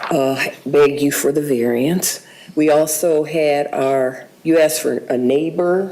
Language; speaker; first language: English; native; English